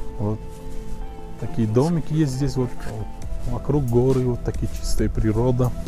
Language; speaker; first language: Russian; non-native, local second language; Tajik